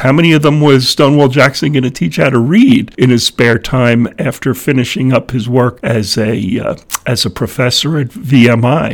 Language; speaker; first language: English; native; English